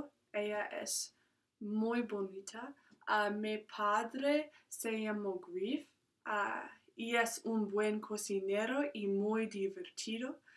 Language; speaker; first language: Spanish; non-native, learner; English